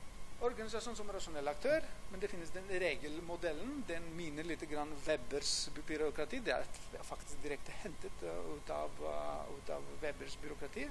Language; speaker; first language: Norwegian; non-native, fluent; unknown